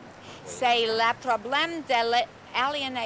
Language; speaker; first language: French; non-native, learner; English